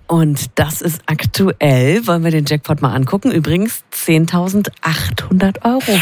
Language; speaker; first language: German; native; German